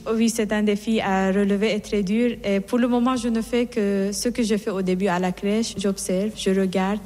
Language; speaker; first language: French; non-native, fluent; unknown